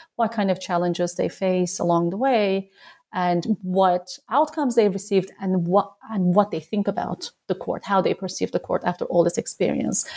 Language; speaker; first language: English; non-native, fluent; Turkish